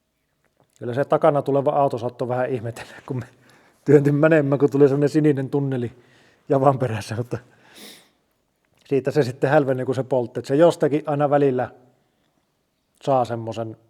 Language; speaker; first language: Finnish; native; Finnish